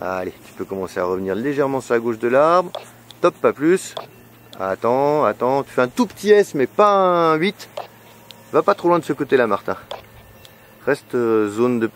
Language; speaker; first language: French; native; French